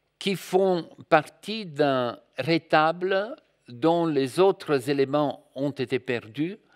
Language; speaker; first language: French; non-native, fluent; Bulgarian